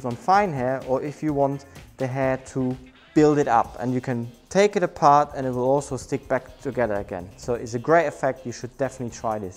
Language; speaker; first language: English; non-native, fluent; German